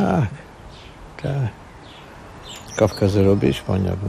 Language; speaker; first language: Polish; non-native, learner; Armenian